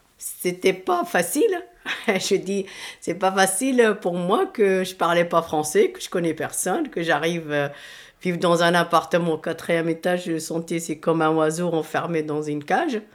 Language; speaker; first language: French; non-native, local second language; Arabic